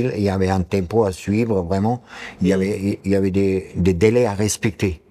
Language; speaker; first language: French; early bilingual, other home language; Serbian